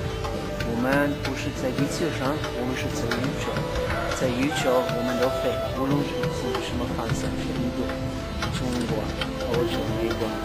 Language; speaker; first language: Chinese; non-native, fluent; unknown